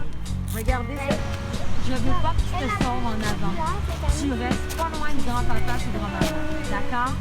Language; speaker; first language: French; native; French